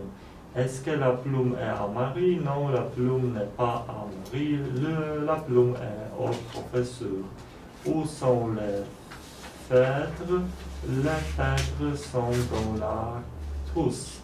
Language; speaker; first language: French; non-native, learner; Polish